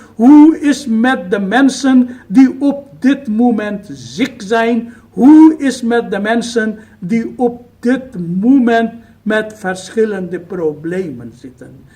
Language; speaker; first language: Dutch; non-native, fluent; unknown